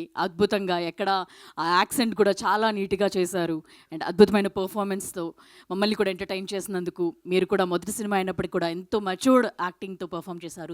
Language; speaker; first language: Telugu; native; Telugu